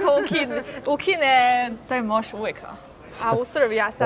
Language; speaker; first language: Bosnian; non-native, learner; Chinese